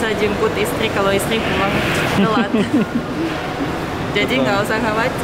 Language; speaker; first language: Indonesian; non-native, learner; Russian